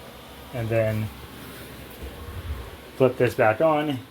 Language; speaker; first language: English; native; English